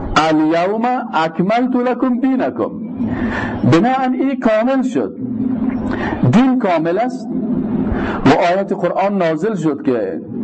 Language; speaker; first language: Persian; native; Persian